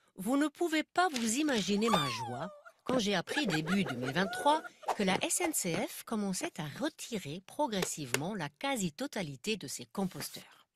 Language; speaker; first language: French; non-native, fluent; German